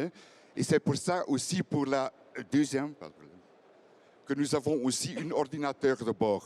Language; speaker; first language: French; non-native, fluent; Dutch